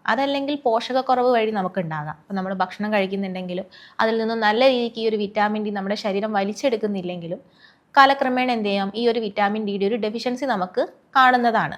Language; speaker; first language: Malayalam; native; Malayalam